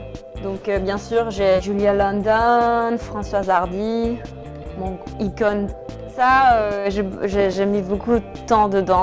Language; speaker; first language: French; non-native, fluent; Danish